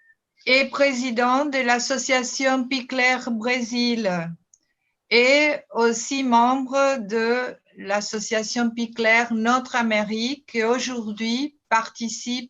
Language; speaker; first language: French; non-native, fluent; Portuguese